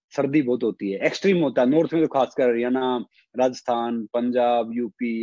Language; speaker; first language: Hindi; native; Hindi